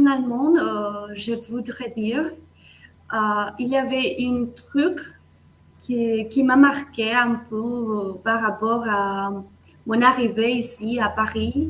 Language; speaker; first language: French; non-native, fluent; Spanish